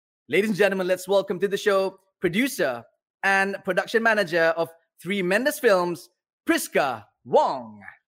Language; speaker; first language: English; non-native, local second language; Malay